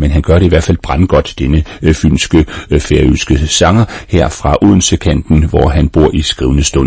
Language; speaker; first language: Danish; native; Danish